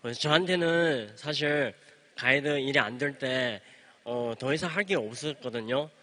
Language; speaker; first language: Korean; native; Korean